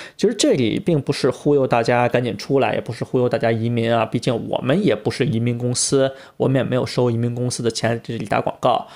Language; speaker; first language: Chinese; native; Chinese